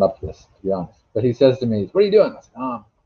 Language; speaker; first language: English; native; English